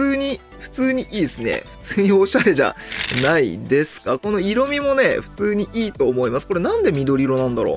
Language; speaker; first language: Japanese; native; Japanese